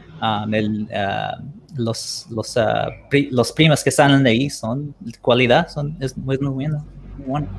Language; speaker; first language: Spanish; early bilingual, heritage; Spanish